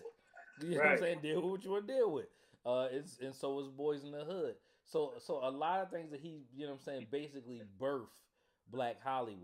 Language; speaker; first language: English; native; English